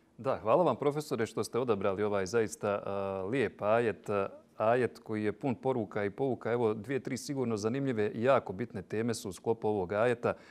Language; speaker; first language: Bosnian; native; Bosnian